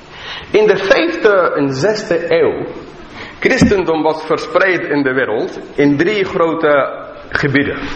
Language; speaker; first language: Dutch; non-native, fluent; English